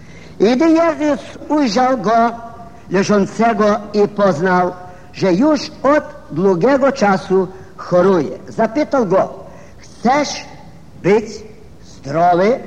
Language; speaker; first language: Polish; non-native, fluent; Ukrainian